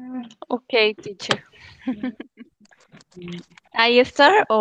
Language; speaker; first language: English; non-native, learner; Spanish